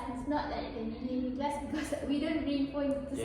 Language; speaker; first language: English; non-native, learner; Malay